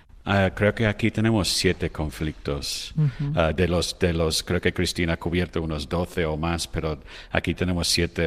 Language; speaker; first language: Spanish; non-native, fluent; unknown